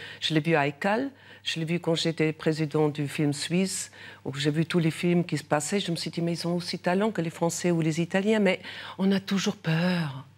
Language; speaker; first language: French; non-native, local second language; German